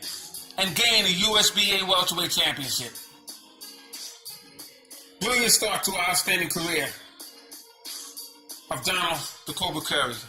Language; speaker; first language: English; native; English